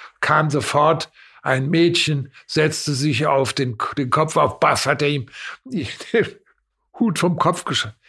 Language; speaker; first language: German; native; German